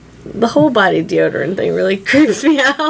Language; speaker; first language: English; native; English